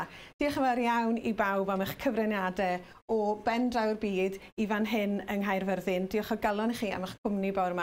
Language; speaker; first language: Welsh; native; Welsh